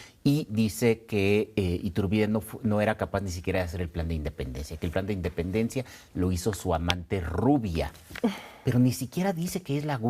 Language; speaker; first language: Spanish; native; Spanish